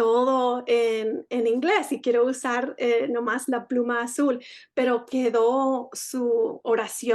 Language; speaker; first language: Spanish; early bilingual, heritage; Spanish